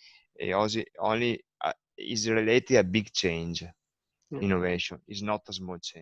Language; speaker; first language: English; non-native, learner; Italian